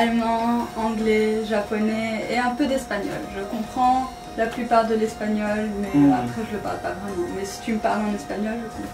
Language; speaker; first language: French; native; French